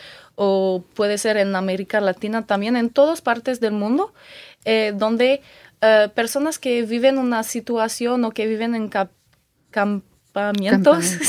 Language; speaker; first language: Spanish; non-native, fluent; French